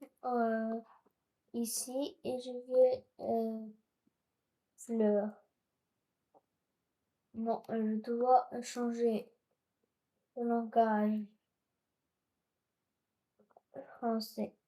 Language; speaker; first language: French; non-native, local second language; Arabic